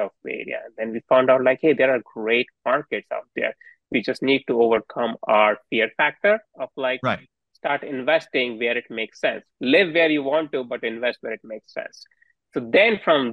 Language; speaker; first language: English; non-native, local second language; Hindi